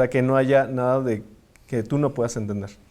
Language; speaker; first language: Spanish; native; Spanish